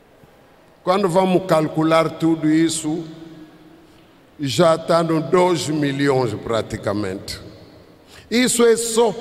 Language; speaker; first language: Portuguese; non-native, fluent; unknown